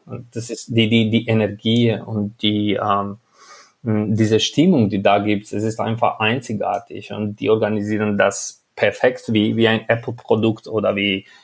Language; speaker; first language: German; non-native, fluent; Albanian